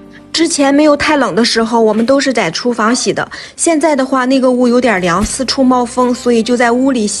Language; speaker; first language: Chinese; native; Chinese